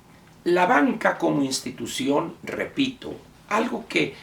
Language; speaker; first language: Spanish; native; Spanish